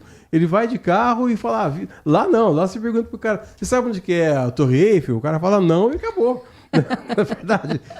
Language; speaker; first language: Portuguese; native; Portuguese